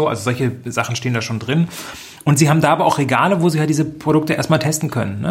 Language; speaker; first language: German; native; German